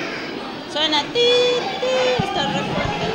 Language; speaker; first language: Spanish; native; Spanish